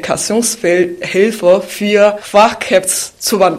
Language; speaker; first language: German; non-native, fluent; Chinese